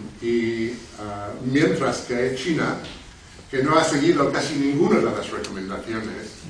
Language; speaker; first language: Spanish; non-native, fluent; English